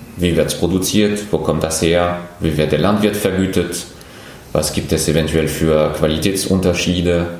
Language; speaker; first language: German; non-native, fluent; French